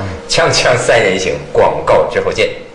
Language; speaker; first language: Chinese; native; Chinese